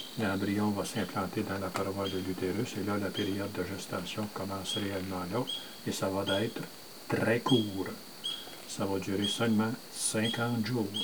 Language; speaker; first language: French; native; French